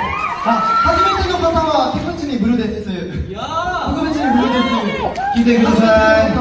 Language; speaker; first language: Japanese; non-native, learner; Korean